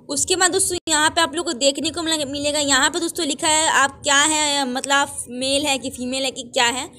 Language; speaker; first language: Hindi; native; Hindi